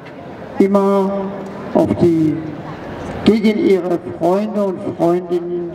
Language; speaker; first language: German; non-native, fluent; Persian